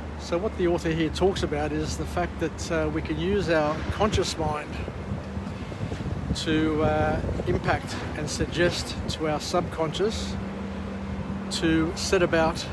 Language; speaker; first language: English; native; English